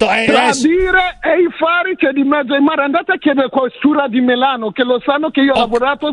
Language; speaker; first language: Italian; early bilingual, other home language; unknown